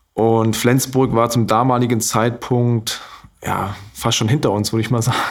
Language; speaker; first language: German; native; German